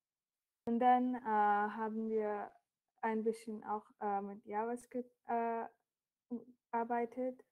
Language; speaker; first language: German; non-native, fluent; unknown